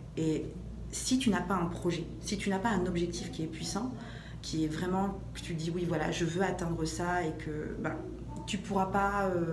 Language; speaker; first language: French; native; French